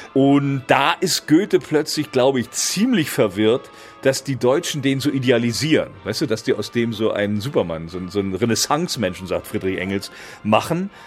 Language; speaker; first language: German; native; German